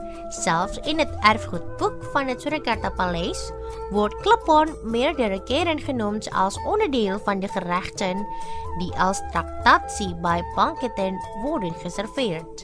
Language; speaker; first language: Dutch; non-native, fluent; Indonesian